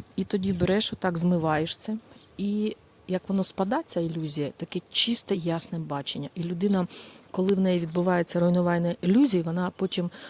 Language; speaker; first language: Ukrainian; non-native, local second language; Russian